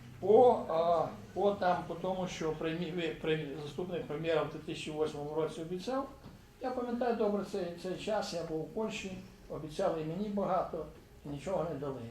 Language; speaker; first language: Ukrainian; native; Ukrainian